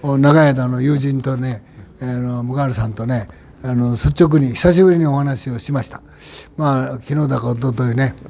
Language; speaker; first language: Japanese; native; Japanese